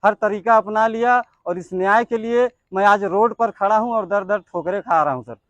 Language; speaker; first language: Hindi; native; Hindi